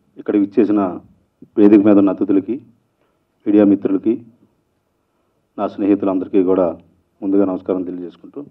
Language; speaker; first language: Telugu; native; Telugu